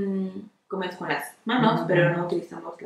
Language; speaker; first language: Spanish; native; Spanish